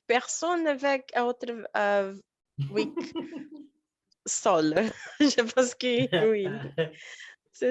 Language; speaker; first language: French; non-native, learner; Portuguese